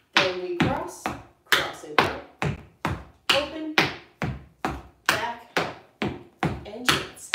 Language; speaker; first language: English; native; English